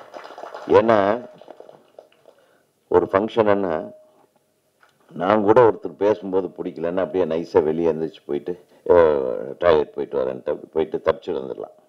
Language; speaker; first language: Tamil; native; Tamil